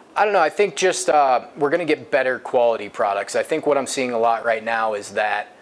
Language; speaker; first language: English; native; English